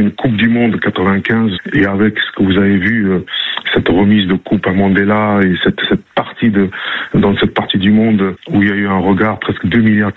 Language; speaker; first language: French; non-native, local second language; Arabic